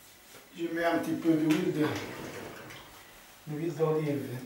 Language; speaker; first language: French; non-native, learner; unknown